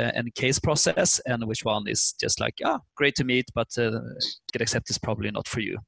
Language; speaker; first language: English; non-native, fluent; Swedish